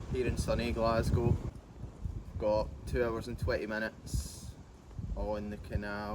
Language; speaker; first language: English; native; English